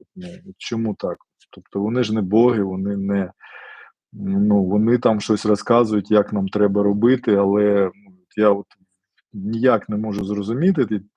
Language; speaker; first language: Ukrainian; non-native, local second language; Russian